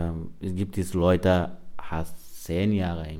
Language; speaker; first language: German; non-native, learner; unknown